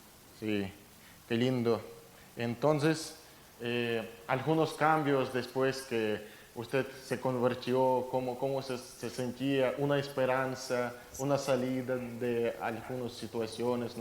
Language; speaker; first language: Spanish; non-native, fluent; Russian